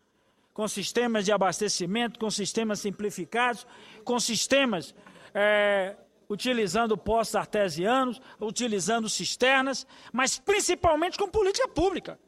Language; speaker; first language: Portuguese; native; Portuguese